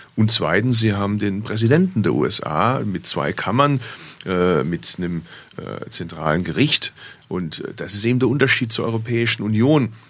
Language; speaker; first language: German; early bilingual, other home language; Turkish